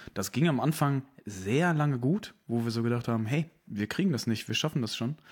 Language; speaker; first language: German; native; German